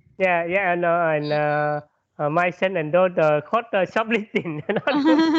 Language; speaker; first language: English; non-native, learner; Vietnamese